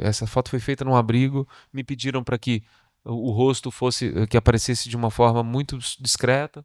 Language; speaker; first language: Portuguese; native; Portuguese